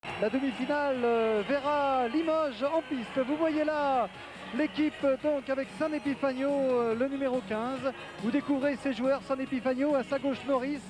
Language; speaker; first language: French; native; French